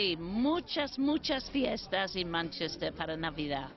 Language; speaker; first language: Spanish; non-native, learner; English